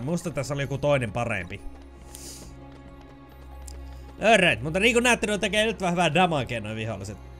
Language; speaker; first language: Finnish; native; Finnish